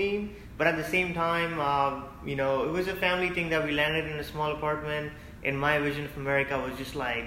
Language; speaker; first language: English; non-native, local second language; Hindi